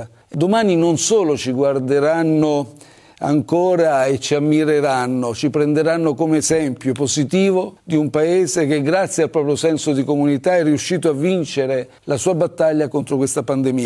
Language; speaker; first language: Italian; native; Italian